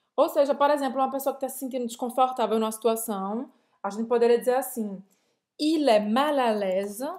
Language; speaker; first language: Portuguese; native; Portuguese